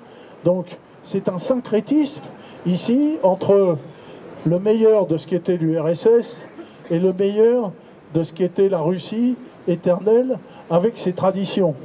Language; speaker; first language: French; native; French